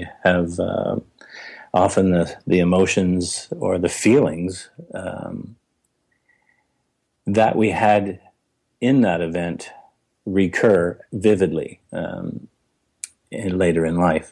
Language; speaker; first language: English; native; English